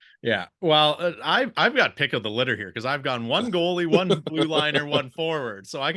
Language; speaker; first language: English; native; English